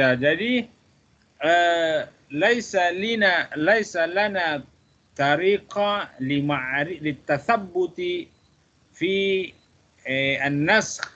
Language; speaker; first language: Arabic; non-native, fluent; Malay